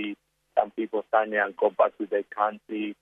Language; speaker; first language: English; non-native, learner; Spanish